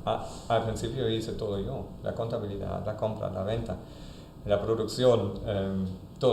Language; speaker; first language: Spanish; non-native, fluent; German